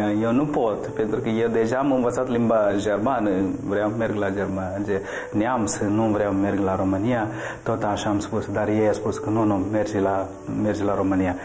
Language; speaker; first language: Romanian; non-native, learner; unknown